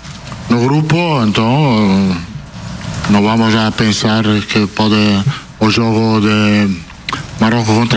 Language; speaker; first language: Portuguese; non-native, learner; Italian